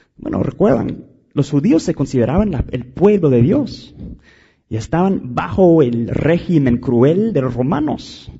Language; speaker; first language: Spanish; non-native, fluent; English